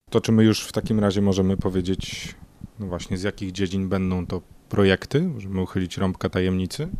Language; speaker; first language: Polish; native; Polish